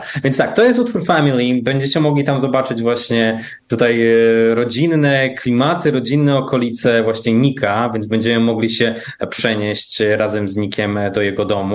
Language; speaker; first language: Polish; native; Polish